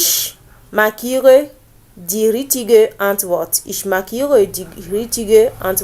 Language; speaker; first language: German; non-native, learner; French